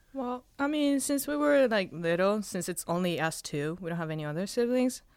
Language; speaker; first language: English; non-native, fluent; Spanish